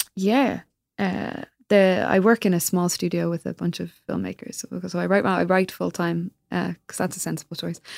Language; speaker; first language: English; native; English